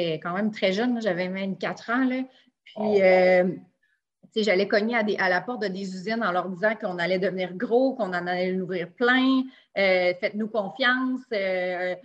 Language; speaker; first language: French; native; French